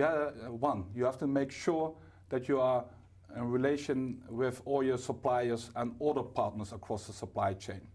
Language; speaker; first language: English; non-native, fluent; Dutch